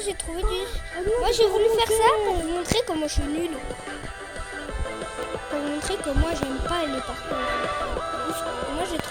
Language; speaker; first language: French; native; French